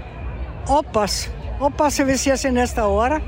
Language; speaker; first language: Swedish; non-native, fluent; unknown